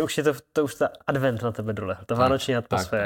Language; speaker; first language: Czech; native; Czech